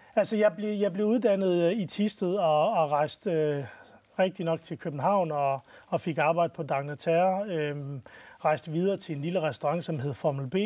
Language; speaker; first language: Danish; early bilingual, other home language; Arabic